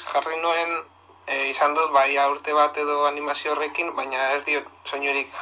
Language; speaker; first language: Basque; non-native, local second language; Spanish